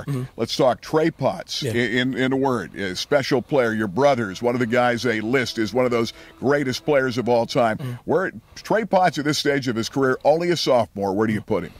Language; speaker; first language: English; native; English